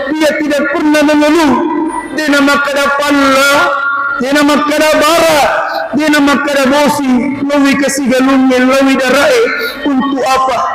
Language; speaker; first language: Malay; non-native, local second language; Buginese